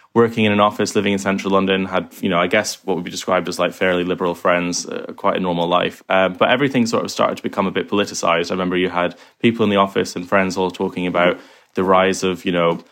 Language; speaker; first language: English; native; English